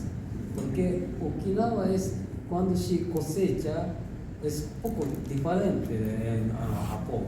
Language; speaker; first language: Spanish; non-native, learner; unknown